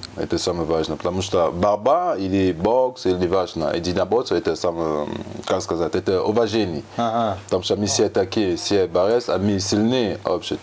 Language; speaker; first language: Russian; non-native, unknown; French